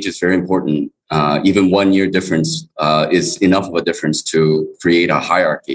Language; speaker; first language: English; early bilingual, other home language; Korean